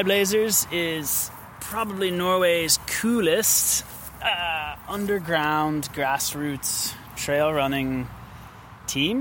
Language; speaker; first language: English; native; English